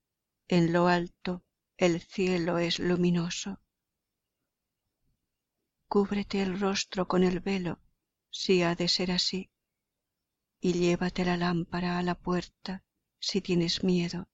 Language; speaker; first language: Spanish; native; Spanish